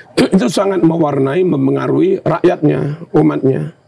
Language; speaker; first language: Indonesian; native; Indonesian